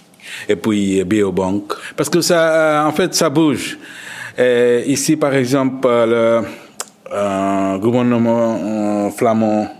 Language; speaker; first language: French; non-native, fluent; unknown